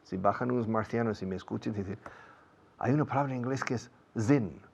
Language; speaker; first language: Spanish; non-native, fluent; English